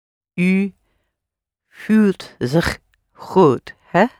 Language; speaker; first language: Dutch; non-native, learner; English